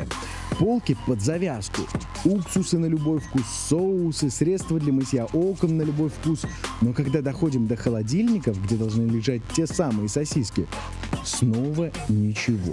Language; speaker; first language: Russian; native; Russian